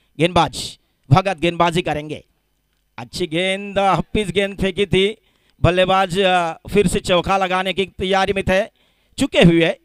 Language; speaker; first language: Hindi; non-native, local second language; Marathi